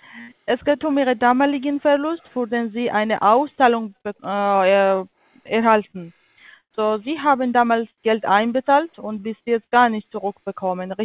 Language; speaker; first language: German; non-native, learner; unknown